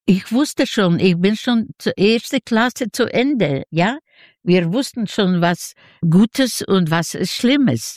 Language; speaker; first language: German; non-native, learner; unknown